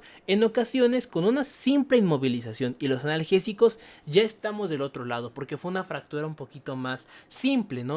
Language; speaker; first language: Spanish; native; Spanish